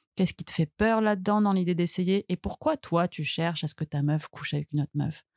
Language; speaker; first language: French; native; French